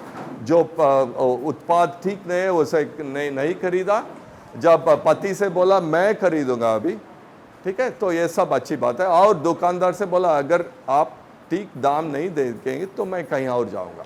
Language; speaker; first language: Hindi; non-native, local second language; Tamil